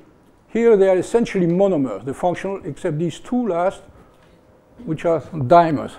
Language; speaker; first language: English; non-native, fluent; French